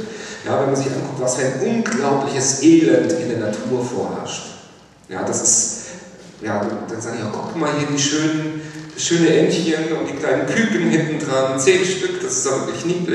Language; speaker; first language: German; native; German